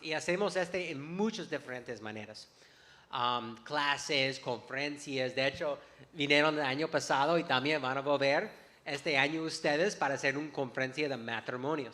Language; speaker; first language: Spanish; non-native, fluent; English